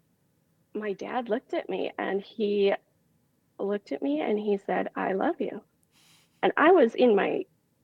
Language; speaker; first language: English; native; English